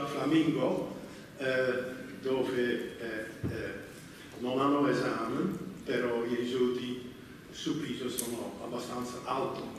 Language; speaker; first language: Italian; non-native, fluent; Dutch